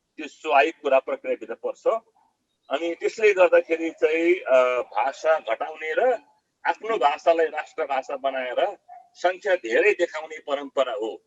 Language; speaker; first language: Nepali; non-native, local second language; Eastern Tamang